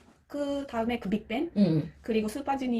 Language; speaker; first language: Korean; non-native, learner; Japanese